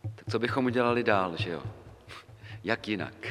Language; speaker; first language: Czech; native; Czech